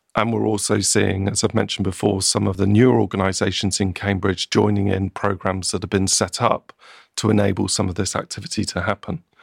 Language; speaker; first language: English; native; English